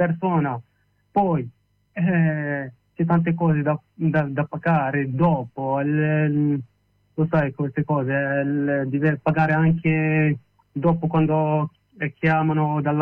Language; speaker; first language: Italian; non-native, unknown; Arabic